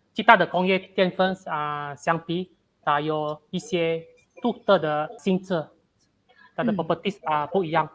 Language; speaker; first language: Chinese; non-native, local second language; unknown